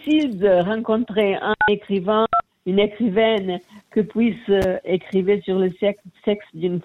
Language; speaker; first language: French; non-native, learner; Portuguese